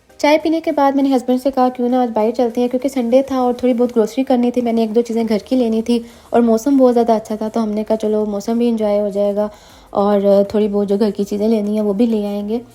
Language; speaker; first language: Urdu; native; Urdu